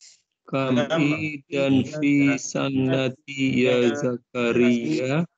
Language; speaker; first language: Arabic; non-native, learner; Indonesian